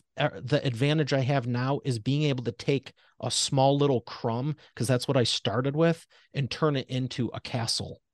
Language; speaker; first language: English; native; English